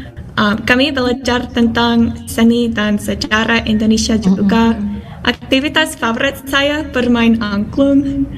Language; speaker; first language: Indonesian; non-native, learner; English